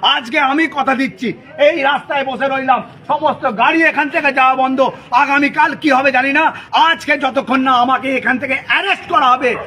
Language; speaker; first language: Bangla; non-native, local second language; Santali